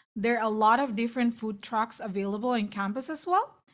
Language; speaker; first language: English; non-native, fluent; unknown